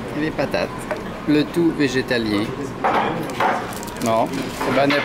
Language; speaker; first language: French; native; French